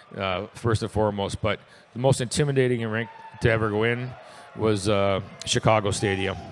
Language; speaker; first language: English; native; English